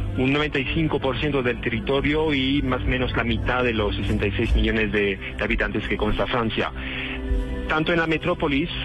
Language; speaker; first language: Spanish; non-native, fluent; French